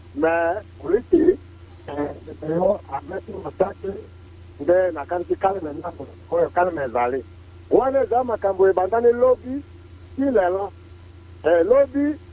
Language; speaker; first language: Lingala; non-native, local second language; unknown